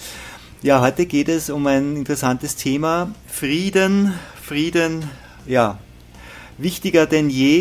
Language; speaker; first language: German; native; German